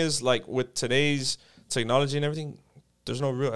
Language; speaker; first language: English; early bilingual, other home language; Spanish